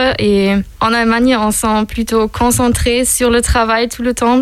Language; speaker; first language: French; non-native, fluent; German